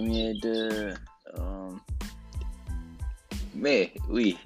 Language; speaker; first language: French; non-native, learner; English